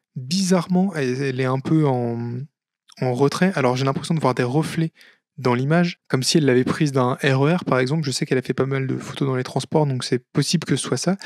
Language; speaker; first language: French; native; French